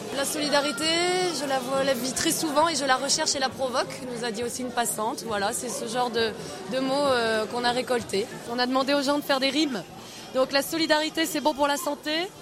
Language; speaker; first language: French; native; French